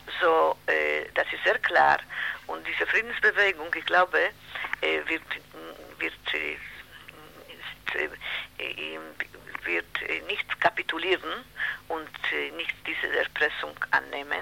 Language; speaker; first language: German; non-native, learner; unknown